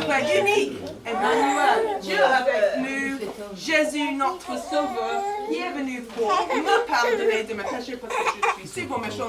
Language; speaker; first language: French; non-native, fluent; English